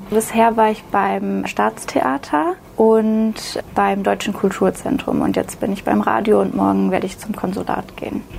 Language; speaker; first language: German; native; German